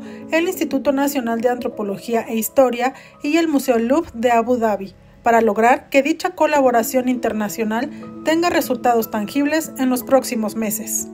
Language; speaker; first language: Spanish; native; Spanish